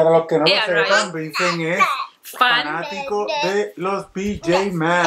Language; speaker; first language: Spanish; native; Spanish